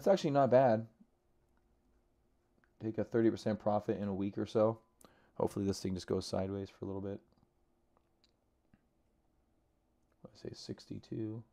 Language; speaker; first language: English; native; English